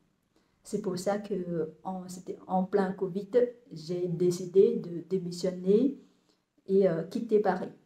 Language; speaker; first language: French; non-native, fluent; Vietnamese